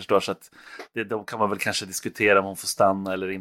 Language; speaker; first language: Swedish; native; Swedish